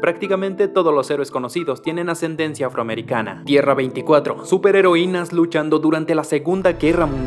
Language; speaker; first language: Spanish; native; Spanish